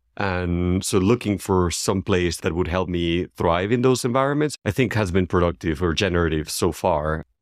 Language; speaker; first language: English; non-native, fluent; Spanish